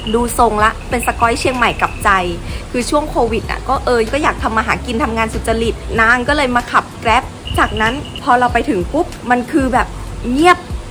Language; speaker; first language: Thai; native; Thai